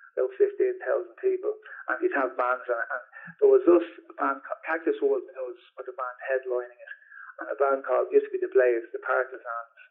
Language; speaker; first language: English; native; English